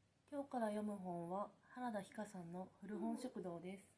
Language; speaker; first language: Japanese; native; Japanese